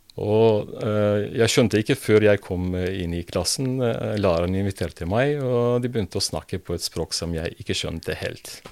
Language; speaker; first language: Norwegian; non-native, fluent; Serbian